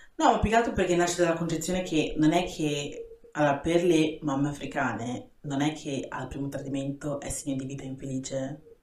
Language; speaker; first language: Italian; early bilingual, other home language; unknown